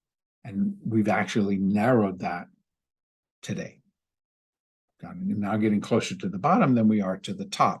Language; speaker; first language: English; native; English